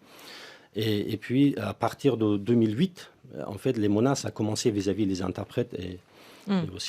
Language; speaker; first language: French; non-native, fluent; Persian